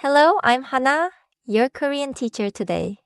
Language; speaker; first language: English; non-native, fluent; Korean